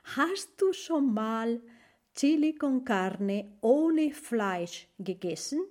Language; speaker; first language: German; non-native, fluent; Spanish